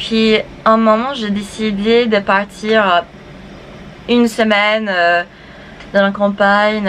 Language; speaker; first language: French; non-native, fluent; English